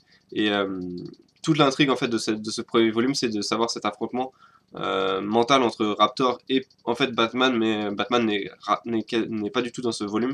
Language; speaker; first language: French; native; French